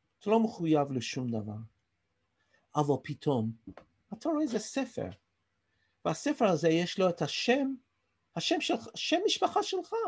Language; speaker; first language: Hebrew; non-native, fluent; English